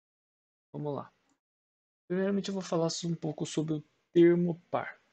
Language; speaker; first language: Portuguese; native; Portuguese